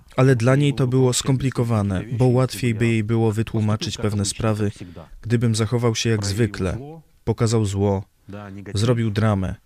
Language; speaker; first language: Polish; non-native, fluent; Russian